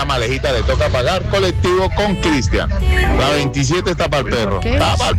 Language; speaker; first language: Spanish; native; Spanish